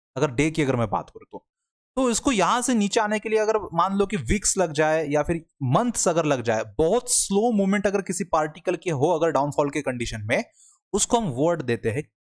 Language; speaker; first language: Hindi; non-native, local second language; Marathi